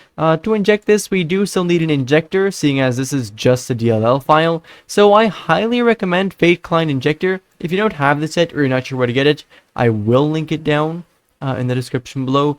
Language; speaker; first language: English; non-native, fluent; Dutch